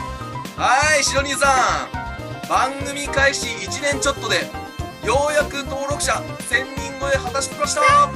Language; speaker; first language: Japanese; native; Japanese